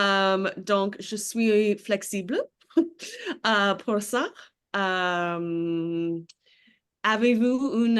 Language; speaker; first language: French; non-native, learner; English